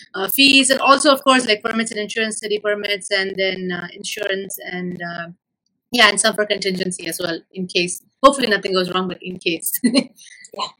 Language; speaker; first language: English; non-native, local second language; Malayalam